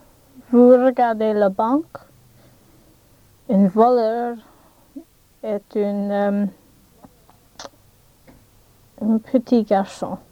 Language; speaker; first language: French; non-native, learner; English